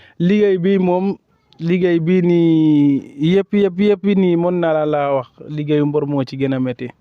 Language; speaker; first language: Wolof; non-native, local second language; Serer